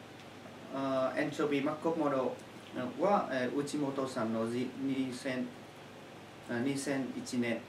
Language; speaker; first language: Japanese; non-native, learner; Chinese